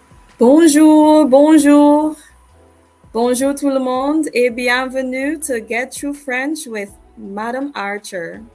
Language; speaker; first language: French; non-native, fluent; English